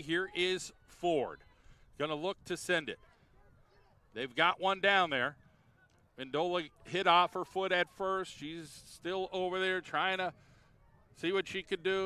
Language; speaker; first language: English; native; English